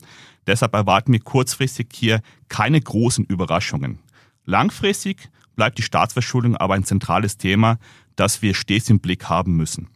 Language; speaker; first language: German; native; German